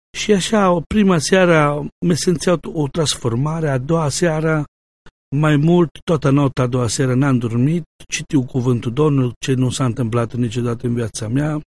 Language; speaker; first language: Romanian; non-native, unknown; Italian